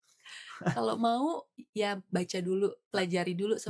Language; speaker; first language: Indonesian; native; Indonesian